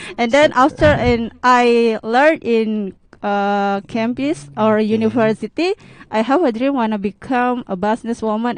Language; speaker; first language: English; non-native, learner; Indonesian